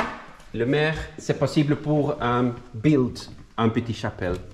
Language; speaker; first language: French; non-native, learner; Dutch